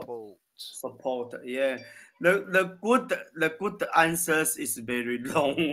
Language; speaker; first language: English; non-native, learner; Chinese